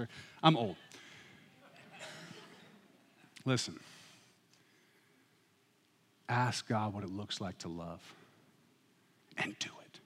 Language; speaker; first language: English; native; English